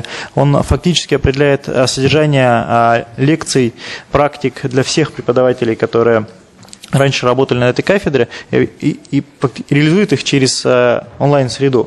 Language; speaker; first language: Russian; native; Russian